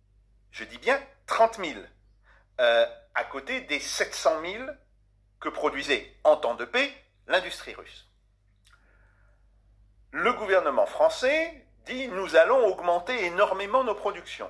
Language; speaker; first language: French; native; French